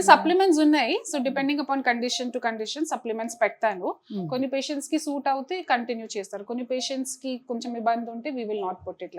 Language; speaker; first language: Telugu; non-native, local second language; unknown